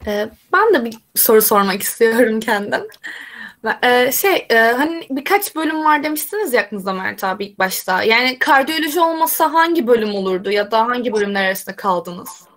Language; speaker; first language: Turkish; native; Turkish